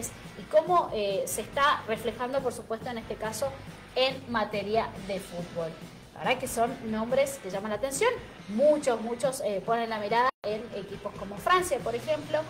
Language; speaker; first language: Spanish; native; Spanish